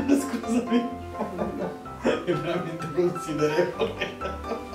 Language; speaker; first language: Italian; native; Italian